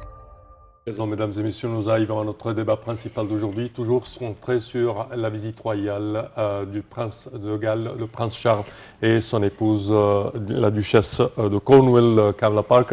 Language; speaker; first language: French; non-native, fluent; Arabic